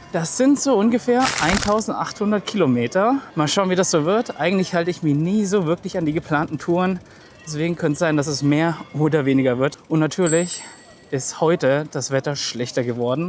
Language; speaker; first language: German; native; German